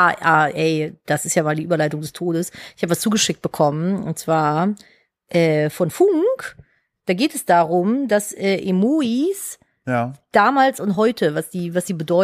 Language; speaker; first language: German; native; German